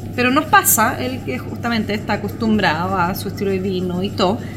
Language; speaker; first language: Spanish; non-native, fluent; French